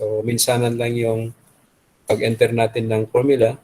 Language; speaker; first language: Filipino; native; Filipino